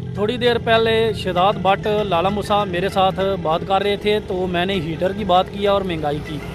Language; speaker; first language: Hindi; non-native, local second language; Punjabi